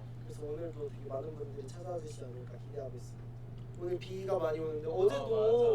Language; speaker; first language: Korean; native; Korean